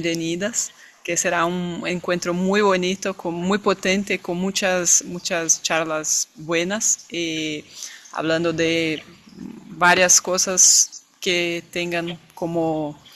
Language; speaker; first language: Spanish; non-native, fluent; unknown